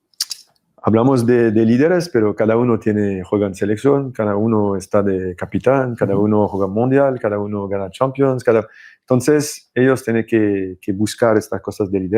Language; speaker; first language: Spanish; non-native, fluent; French